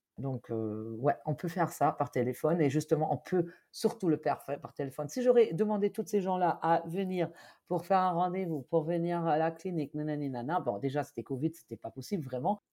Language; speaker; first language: French; non-native, fluent; German